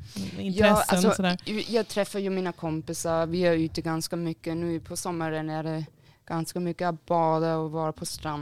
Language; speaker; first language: Swedish; non-native, fluent; German